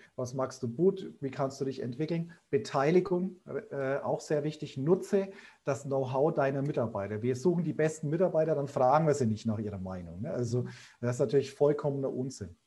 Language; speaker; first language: German; native; German